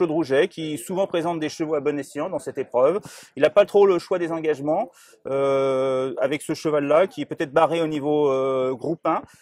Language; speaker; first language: French; native; French